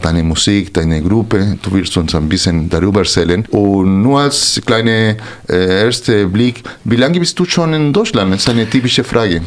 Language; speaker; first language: German; non-native, fluent; Spanish